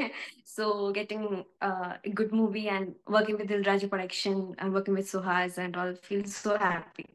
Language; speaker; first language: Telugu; non-native, learner; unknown